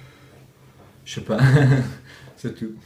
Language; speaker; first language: French; non-native, learner; Persian